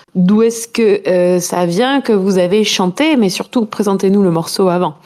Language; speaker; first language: French; native; French